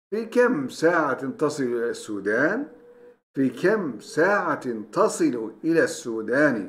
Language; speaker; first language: Arabic; non-native, fluent; Turkish